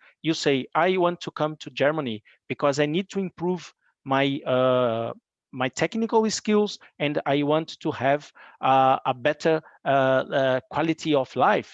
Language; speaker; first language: English; non-native, fluent; Portuguese